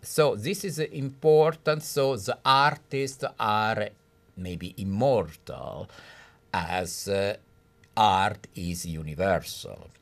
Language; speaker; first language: English; non-native, fluent; Italian